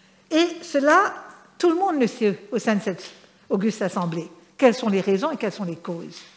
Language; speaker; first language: French; non-native, local second language; Morisyen